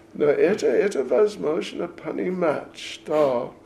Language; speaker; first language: Russian; non-native, learner; English